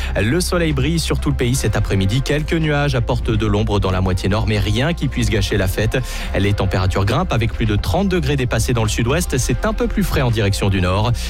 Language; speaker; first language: French; native; French